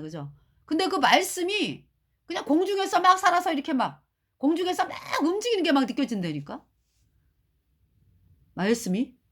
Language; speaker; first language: Korean; native; Korean